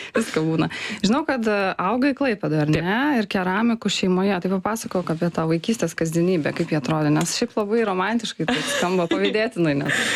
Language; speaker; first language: Lithuanian; native; Lithuanian